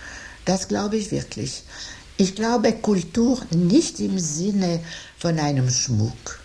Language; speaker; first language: German; non-native, fluent; French